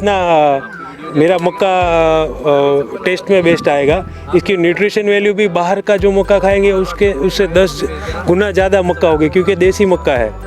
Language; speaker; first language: Hindi; non-native, local second language; Gujarati